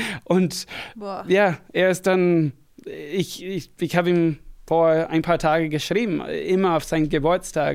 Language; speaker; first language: German; non-native, fluent; English